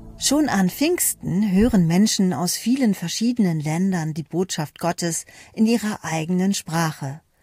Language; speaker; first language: German; native; German